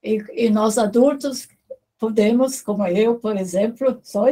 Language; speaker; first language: Portuguese; non-native, fluent; German